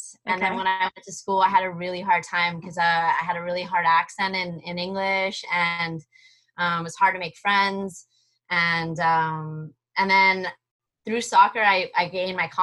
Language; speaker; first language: English; early bilingual, other home language; Spanish